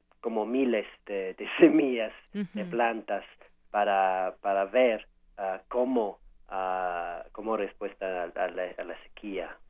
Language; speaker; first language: Spanish; non-native, learner; English